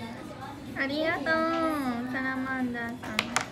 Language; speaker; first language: Japanese; native; Japanese